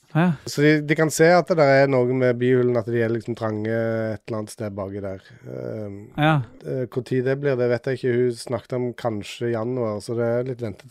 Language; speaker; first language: Norwegian; native; Norwegian